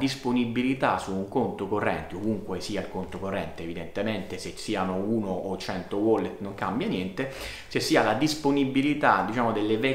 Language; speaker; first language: Italian; native; Italian